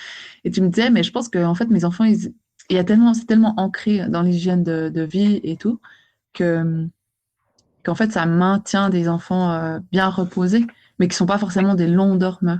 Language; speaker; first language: French; native; French